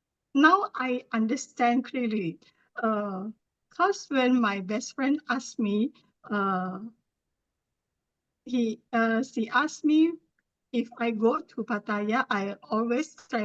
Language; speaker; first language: English; non-native, learner; Thai